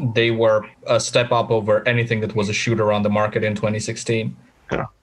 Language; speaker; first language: English; non-native, fluent; Romanian